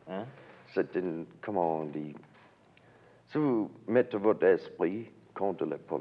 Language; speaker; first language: French; non-native, learner; English